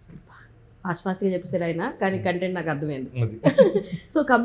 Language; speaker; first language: Telugu; native; Telugu